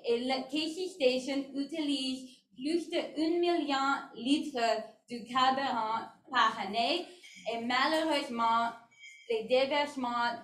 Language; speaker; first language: French; non-native, learner; English